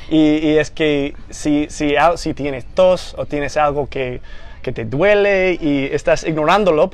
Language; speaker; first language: Spanish; non-native, fluent; English